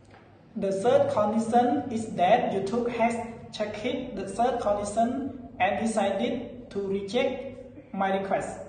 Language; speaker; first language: English; non-native, learner; Khmer